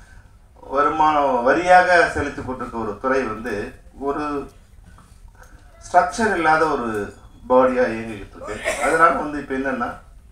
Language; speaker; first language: Tamil; native; Tamil